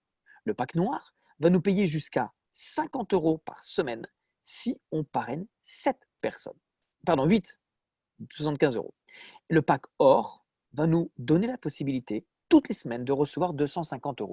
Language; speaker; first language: French; native; French